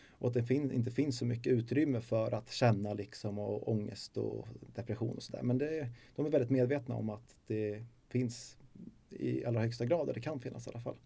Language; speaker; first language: Swedish; native; Swedish